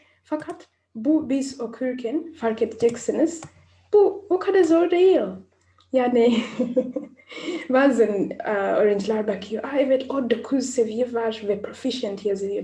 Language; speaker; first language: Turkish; non-native, fluent; English